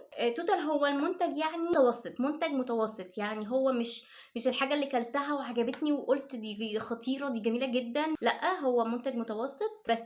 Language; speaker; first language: Arabic; native; Arabic